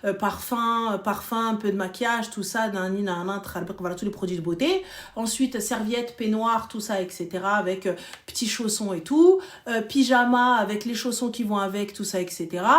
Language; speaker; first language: French; early bilingual, other home language; Arabic